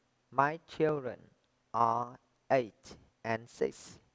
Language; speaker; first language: English; non-native, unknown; Vietnamese